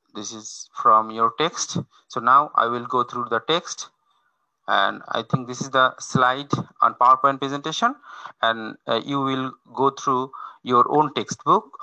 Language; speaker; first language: English; non-native, local second language; Bangla